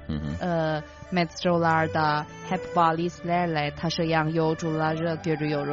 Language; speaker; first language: Turkish; non-native, fluent; Chinese